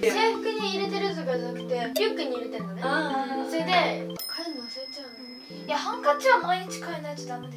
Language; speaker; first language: Japanese; native; Japanese